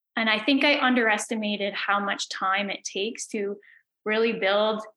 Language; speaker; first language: English; native; English